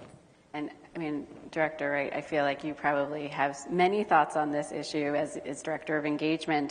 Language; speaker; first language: English; native; English